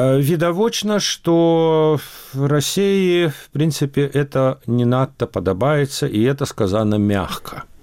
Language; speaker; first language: Belarusian; native; Belarusian